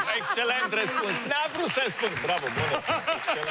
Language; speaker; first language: Romanian; native; Romanian